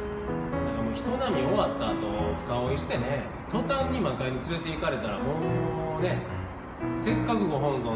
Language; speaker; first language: Japanese; native; Japanese